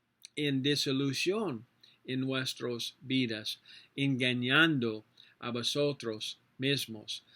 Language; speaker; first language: Spanish; non-native, learner; English